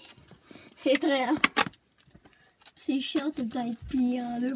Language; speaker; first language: French; native; French